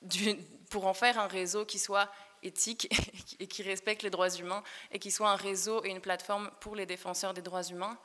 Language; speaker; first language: French; native; French